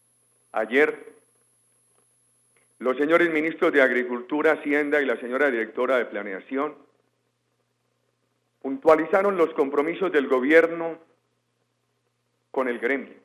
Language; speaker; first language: Spanish; native; Spanish